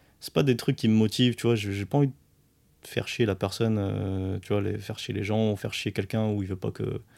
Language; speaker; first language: French; early bilingual, other home language; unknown